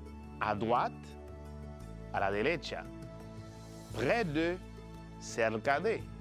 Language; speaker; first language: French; non-native, fluent; Spanish